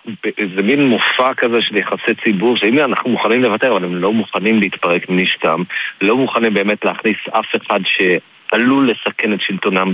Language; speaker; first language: Hebrew; native; Hebrew